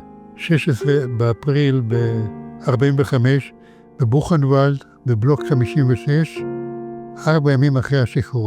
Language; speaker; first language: Hebrew; non-native, fluent; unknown